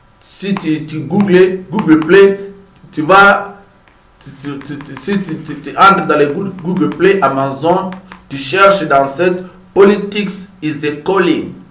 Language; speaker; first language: French; non-native, fluent; Lingala